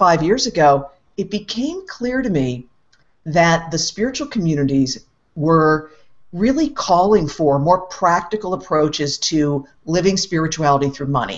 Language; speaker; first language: English; native; English